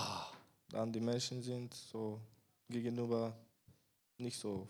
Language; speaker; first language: German; non-native, fluent; Bulgarian